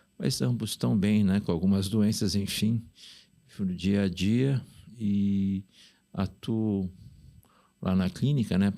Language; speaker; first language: Portuguese; early bilingual, other home language; Korean